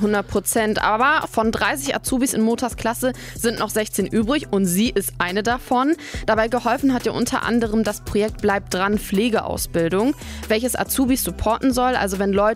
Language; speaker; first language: German; native; German